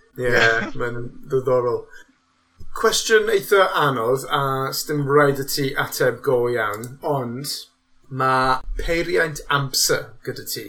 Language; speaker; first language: Welsh; non-native, local second language; English